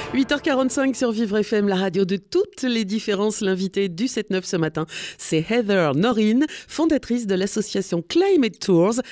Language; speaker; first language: French; non-native, fluent; English